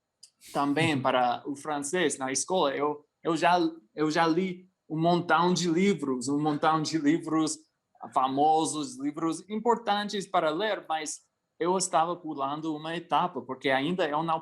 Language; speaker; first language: Portuguese; non-native, fluent; English